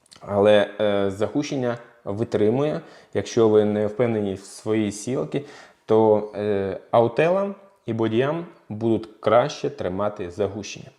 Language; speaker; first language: Ukrainian; non-native, local second language; Russian